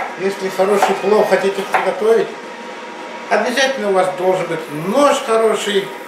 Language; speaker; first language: Russian; non-native, local second language; Uzbek